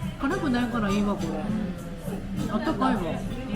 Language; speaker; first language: Japanese; native; Japanese